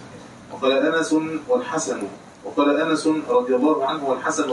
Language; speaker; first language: Arabic; native; Arabic